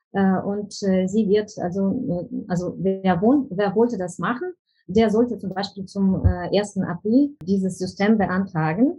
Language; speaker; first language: German; non-native, fluent; Ukrainian